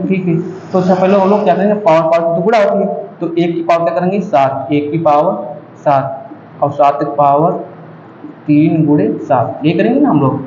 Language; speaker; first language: Hindi; native; Hindi